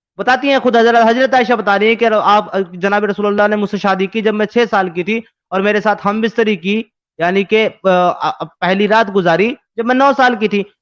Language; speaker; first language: Hindi; native; Hindi